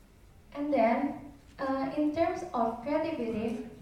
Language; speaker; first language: English; non-native, learner; Indonesian